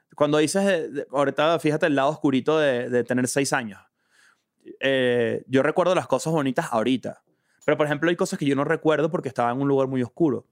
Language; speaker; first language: Spanish; native; Spanish